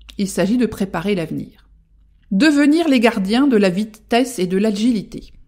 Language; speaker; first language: French; native; French